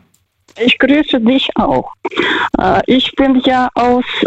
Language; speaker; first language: German; non-native, fluent; Russian